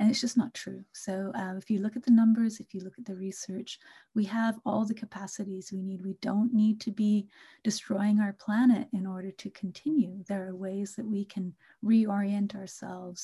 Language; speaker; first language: English; non-native, local second language; Bangla